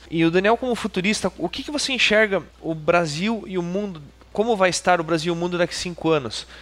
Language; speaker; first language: Portuguese; native; Portuguese